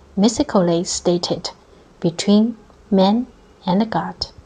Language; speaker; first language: English; non-native, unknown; Chinese